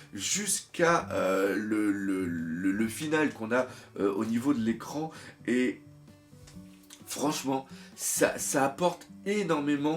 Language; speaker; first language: French; native; French